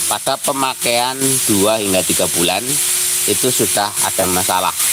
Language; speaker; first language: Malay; non-native, local second language; Javanese